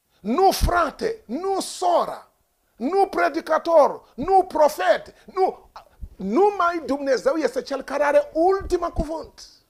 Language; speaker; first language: Romanian; non-native, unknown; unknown